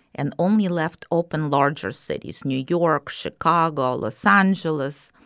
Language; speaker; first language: English; non-native, fluent; Russian